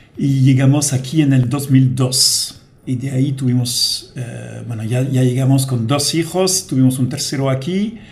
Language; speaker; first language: Spanish; non-native, fluent; French